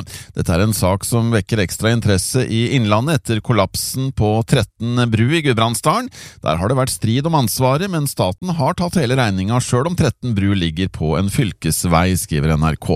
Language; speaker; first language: Norwegian; native; Norwegian